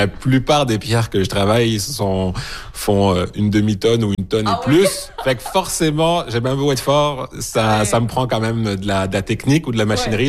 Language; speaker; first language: French; native; French